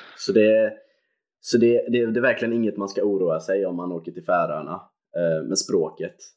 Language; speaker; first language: Swedish; native; Swedish